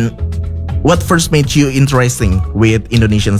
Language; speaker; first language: English; non-native, fluent; Indonesian